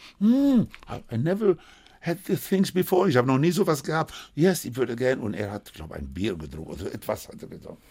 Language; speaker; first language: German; non-native, fluent; Spanish